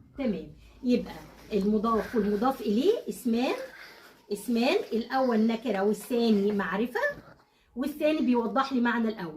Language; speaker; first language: Arabic; native; Arabic